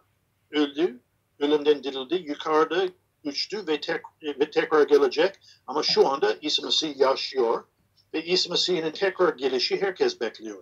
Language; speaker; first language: Turkish; non-native, fluent; English